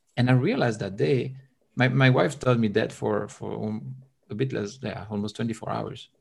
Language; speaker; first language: English; non-native, fluent; French